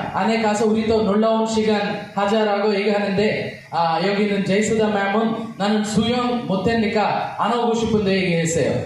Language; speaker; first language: Korean; non-native, learner; Telugu